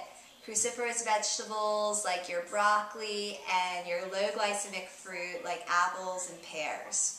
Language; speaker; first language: English; native; English